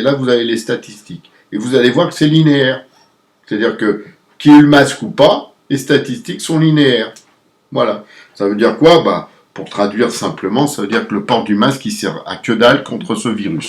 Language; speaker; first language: French; native; French